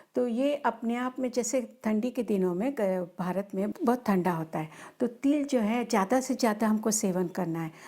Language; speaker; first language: Hindi; non-native, local second language; Marathi